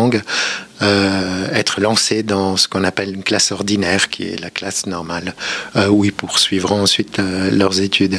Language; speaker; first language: French; native; French